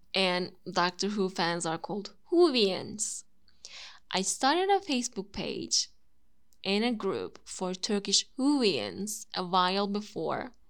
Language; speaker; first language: English; non-native, fluent; Turkish